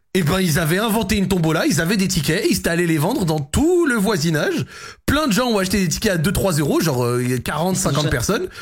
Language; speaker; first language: French; native; French